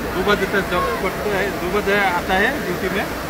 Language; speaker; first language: Hindi; non-native, learner; Bangla